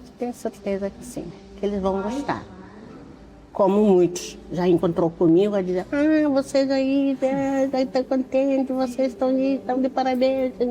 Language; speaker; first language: Portuguese; non-native, local second language; Kabuverdianu